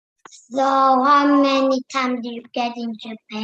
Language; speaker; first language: English; non-native, learner; Vietnamese